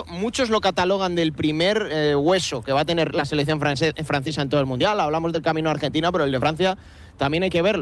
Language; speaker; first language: Spanish; native; Spanish